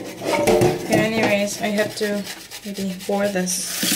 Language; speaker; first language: English; non-native, learner; Korean